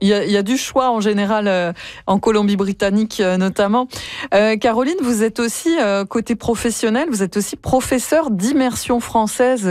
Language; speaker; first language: French; native; French